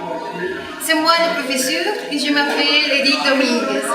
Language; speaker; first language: French; non-native, learner; Spanish